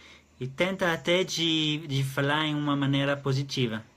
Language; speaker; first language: Portuguese; non-native, fluent; Hebrew